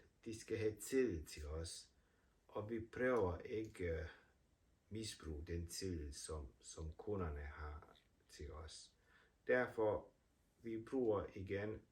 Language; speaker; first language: Danish; non-native, fluent; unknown